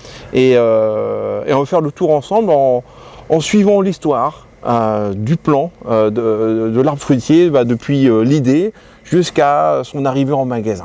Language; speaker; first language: French; native; French